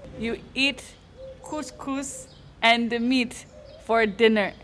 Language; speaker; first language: English; non-native, learner; Fula